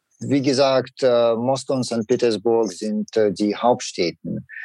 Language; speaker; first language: German; non-native, learner; Russian